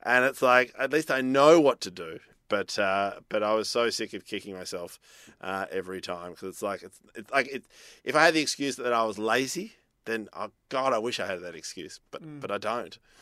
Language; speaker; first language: English; native; English